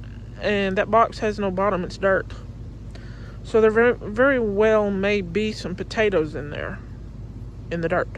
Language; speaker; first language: English; native; English